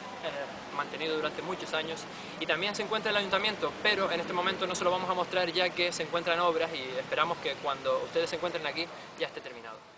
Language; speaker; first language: Spanish; native; Spanish